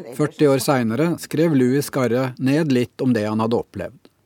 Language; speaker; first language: Norwegian; native; Norwegian